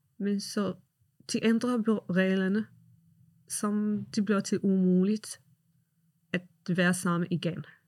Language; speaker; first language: Danish; non-native, fluent; Arabic